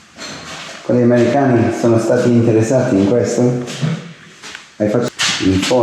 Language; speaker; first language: Italian; non-native, learner; English